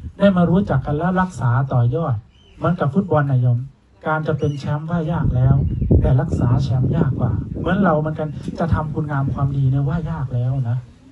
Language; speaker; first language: Thai; native; Thai